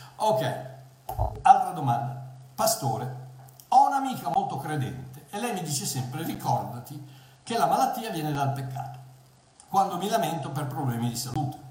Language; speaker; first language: Italian; early bilingual, heritage; Italian